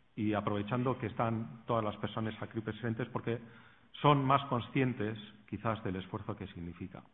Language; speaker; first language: Spanish; native; Spanish